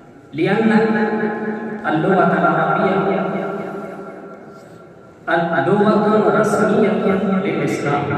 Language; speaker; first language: Arabic; non-native, fluent; Urdu